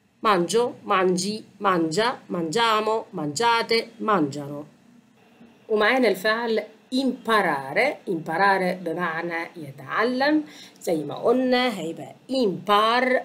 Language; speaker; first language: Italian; non-native, fluent; Arabic